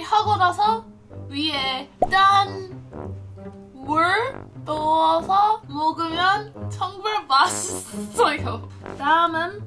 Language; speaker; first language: Korean; non-native, learner; English